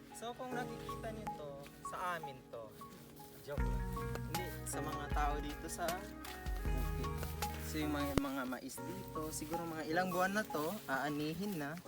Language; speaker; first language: Filipino; non-native, local second language; Maguindanaon